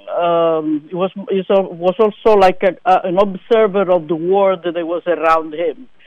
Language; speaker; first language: English; non-native, fluent; Italian